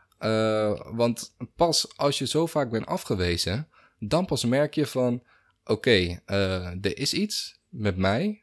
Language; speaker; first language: Dutch; native; Dutch